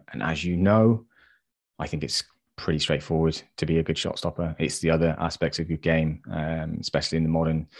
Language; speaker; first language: English; native; English